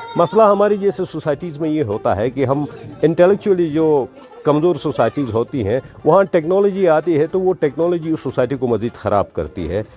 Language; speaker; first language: Urdu; non-native, local second language; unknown